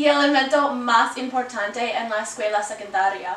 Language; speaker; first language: Spanish; non-native, learner; English